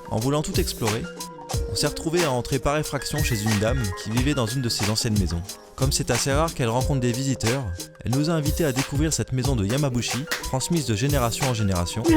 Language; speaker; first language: French; native; French